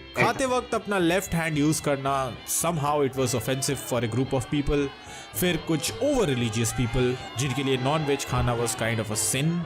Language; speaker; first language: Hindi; non-native, local second language; Bangla